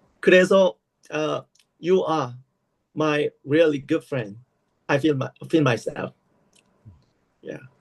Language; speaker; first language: English; non-native, learner; Korean